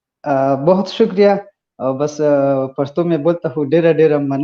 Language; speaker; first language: Hindi; non-native, learner; Pashto